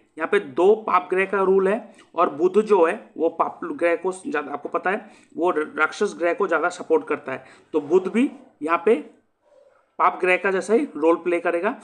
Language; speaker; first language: Hindi; non-native, local second language; Assamese